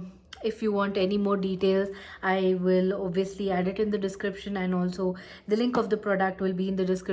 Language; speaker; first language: English; non-native, local second language; Hindi